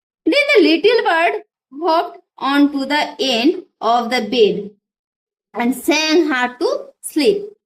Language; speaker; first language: English; non-native, local second language; Bangla